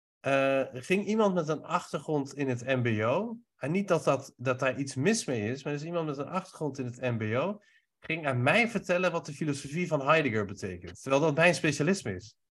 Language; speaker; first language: Dutch; early bilingual, other home language; Persian